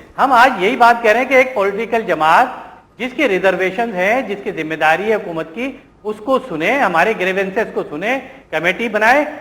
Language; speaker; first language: Urdu; native; Urdu